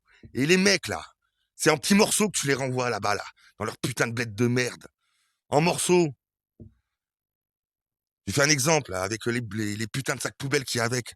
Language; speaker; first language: French; native; French